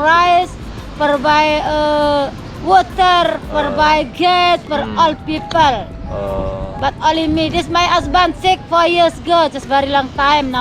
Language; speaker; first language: English; non-native, learner; Sasak